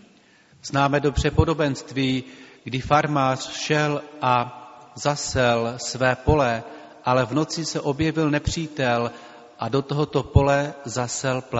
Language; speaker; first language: Czech; native; Czech